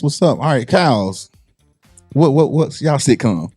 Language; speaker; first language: English; native; English